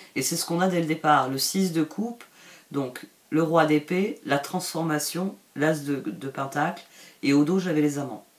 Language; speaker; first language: French; native; French